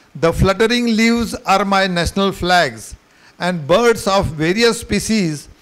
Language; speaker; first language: English; non-native, local second language; Marathi